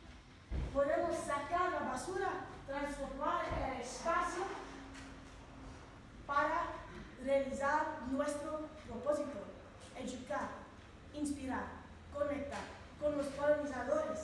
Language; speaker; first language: Spanish; non-native, learner; English